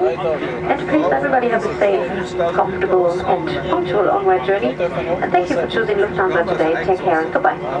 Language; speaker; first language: English; non-native, fluent; German